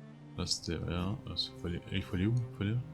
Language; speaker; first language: French; native; French